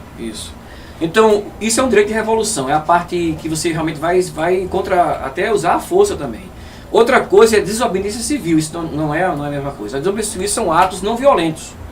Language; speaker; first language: Portuguese; native; Portuguese